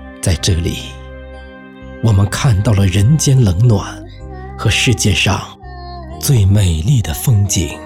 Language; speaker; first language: Chinese; native; Chinese